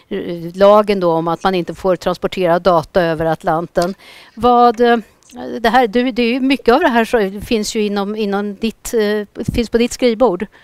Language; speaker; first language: Swedish; native; Swedish